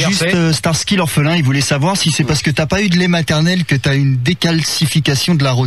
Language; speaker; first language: French; native; French